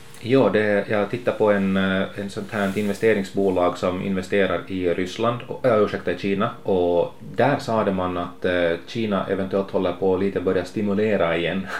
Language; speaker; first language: Swedish; native; Swedish